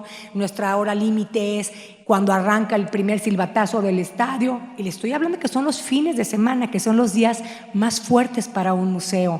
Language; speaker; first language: Spanish; native; Spanish